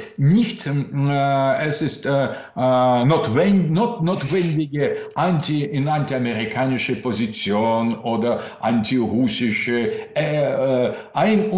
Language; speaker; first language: German; non-native, learner; Russian